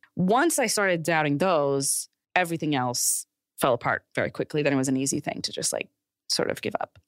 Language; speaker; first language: English; non-native, local second language; Urdu